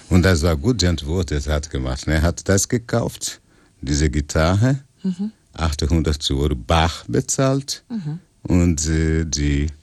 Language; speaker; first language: German; non-native, learner; Portuguese